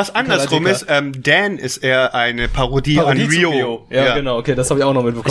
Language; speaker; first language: German; native; German